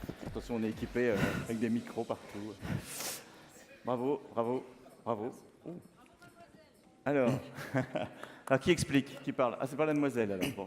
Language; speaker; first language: French; native; French